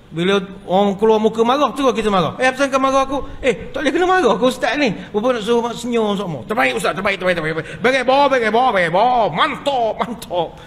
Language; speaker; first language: Malay; native; Malay